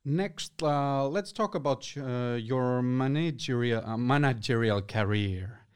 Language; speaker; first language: English; non-native, fluent; Finnish